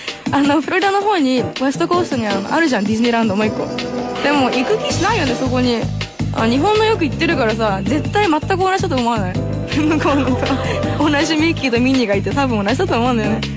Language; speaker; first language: Japanese; early bilingual, heritage; Japanese